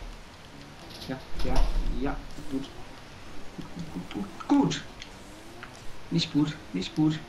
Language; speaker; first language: German; native; German